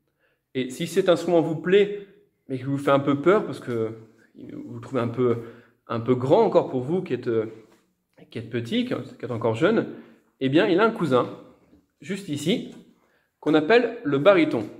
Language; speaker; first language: French; native; French